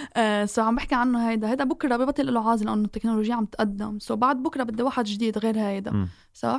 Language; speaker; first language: Arabic; native; Arabic